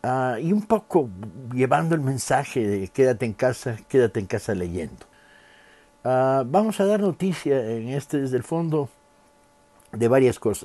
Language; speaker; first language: Spanish; native; Spanish